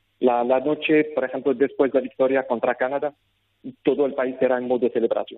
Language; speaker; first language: Spanish; non-native, learner; Arabic